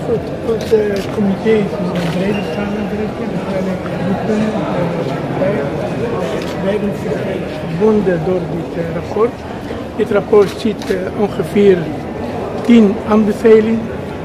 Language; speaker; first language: Dutch; non-native, learner; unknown